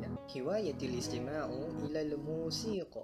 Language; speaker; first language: Arabic; non-native, learner; Malay